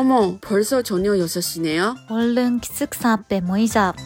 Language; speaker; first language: Korean; non-native, fluent; Chinese